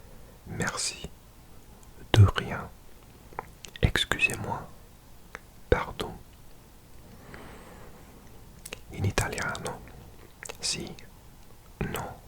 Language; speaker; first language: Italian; non-native, learner; English